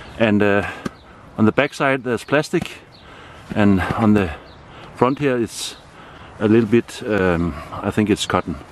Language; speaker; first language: English; non-native, fluent; Danish